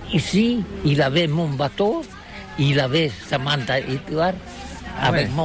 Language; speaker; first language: French; non-native, learner; Catalan